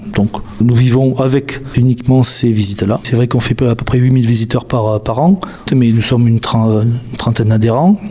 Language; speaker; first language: French; native; French